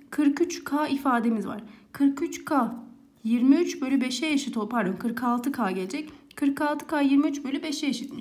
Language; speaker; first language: Turkish; native; Turkish